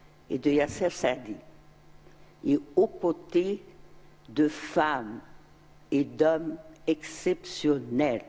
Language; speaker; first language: French; non-native, local second language; Arabic